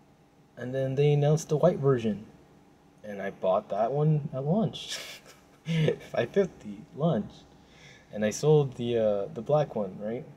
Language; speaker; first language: English; native; English